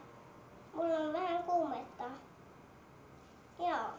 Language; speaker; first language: Finnish; early bilingual, heritage; English